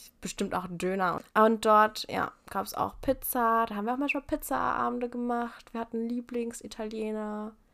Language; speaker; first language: German; early bilingual, heritage; German